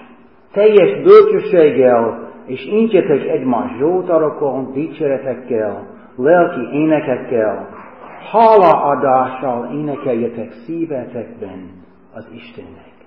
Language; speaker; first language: Hungarian; non-native, fluent; English